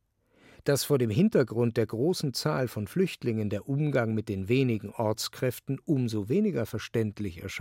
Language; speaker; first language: German; native; German